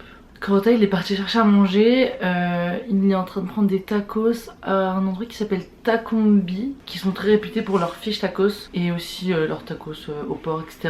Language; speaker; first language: French; native; French